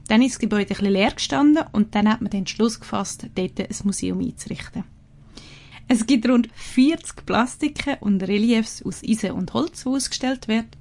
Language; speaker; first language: German; native; German